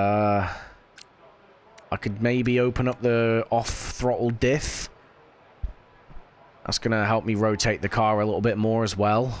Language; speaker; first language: English; native; English